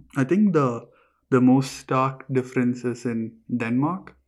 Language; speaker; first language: English; non-native, local second language; Malayalam